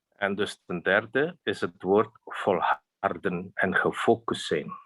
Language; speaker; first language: Dutch; non-native, fluent; Indonesian